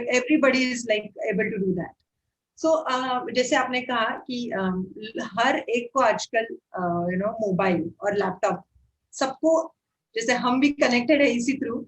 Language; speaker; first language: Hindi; non-native, local second language; Marathi